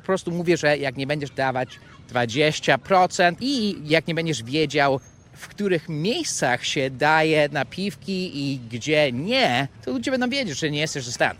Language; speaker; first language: Polish; non-native, fluent; English